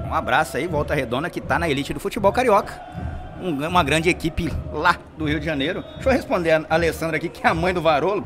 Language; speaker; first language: Portuguese; native; Portuguese